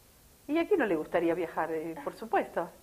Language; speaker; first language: Spanish; native; Spanish